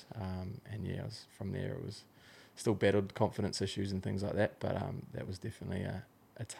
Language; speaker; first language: English; native; English